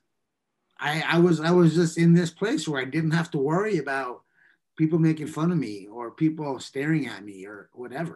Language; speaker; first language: English; native; English